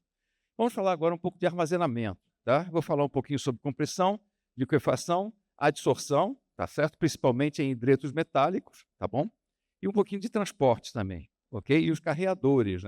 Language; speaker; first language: Portuguese; native; Portuguese